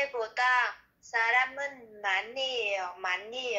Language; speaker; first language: Korean; non-native, learner; Vietnamese